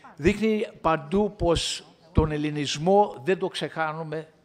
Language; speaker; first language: Greek; early bilingual, heritage; Greek